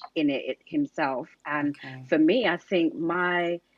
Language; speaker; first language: English; native; English